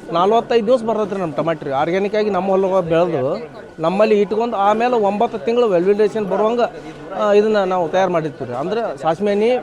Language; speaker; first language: Kannada; native; Kannada